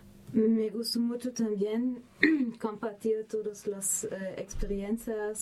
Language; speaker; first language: Spanish; non-native, learner; German